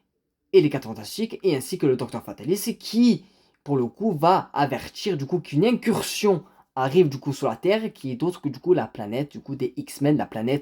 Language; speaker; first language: French; native; French